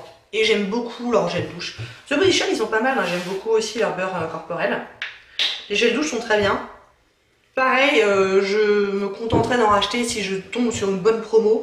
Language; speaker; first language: French; native; French